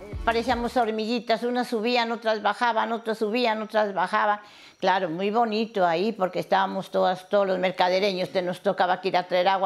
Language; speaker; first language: Spanish; native; Spanish